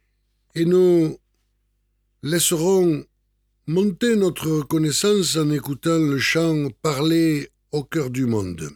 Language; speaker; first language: French; native; French